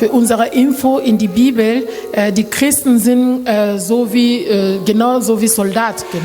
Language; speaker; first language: German; non-native, learner; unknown